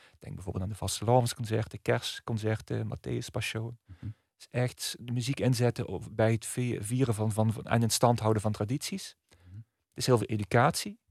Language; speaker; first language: Dutch; native; Dutch